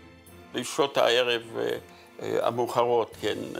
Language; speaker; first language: Hebrew; non-native, fluent; Yiddish